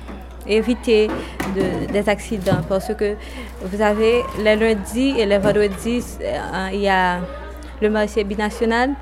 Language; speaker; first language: French; non-native, local second language; Haitian Creole